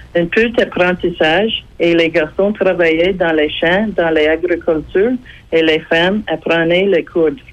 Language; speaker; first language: French; non-native, fluent; English